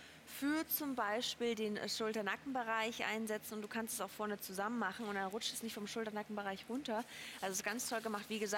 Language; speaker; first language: German; native; German